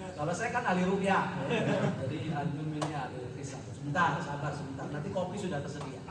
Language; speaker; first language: Indonesian; non-native, local second language; Javanese